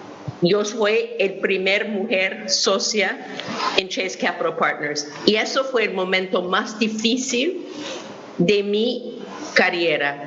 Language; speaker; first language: Spanish; non-native, fluent; English